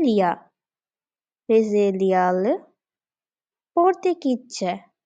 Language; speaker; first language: Turkish; non-native, fluent; Bangla